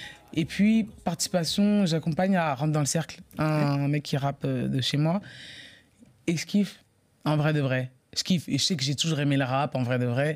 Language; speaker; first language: French; native; French